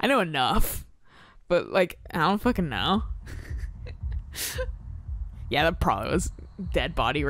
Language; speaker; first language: English; native; English